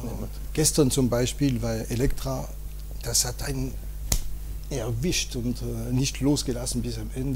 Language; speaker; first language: German; non-native, fluent; French